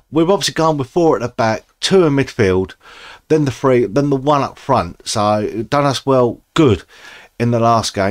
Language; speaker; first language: English; native; English